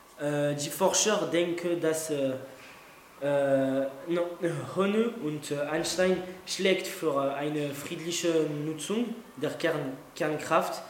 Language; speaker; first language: German; non-native, learner; French